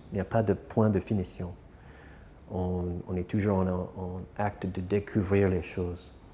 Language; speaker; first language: French; non-native, fluent; English